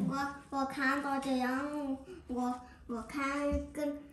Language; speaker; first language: Chinese; early bilingual, other home language; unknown